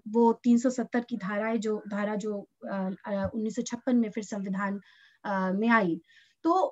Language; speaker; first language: Hindi; native; Hindi